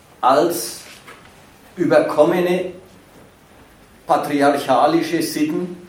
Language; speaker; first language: German; native; German